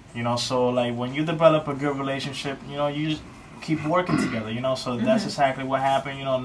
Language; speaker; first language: English; native; English